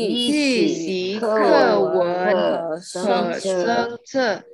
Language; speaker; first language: Chinese; non-native, learner; Indonesian